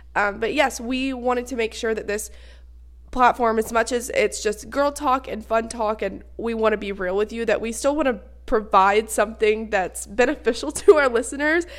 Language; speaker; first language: English; native; English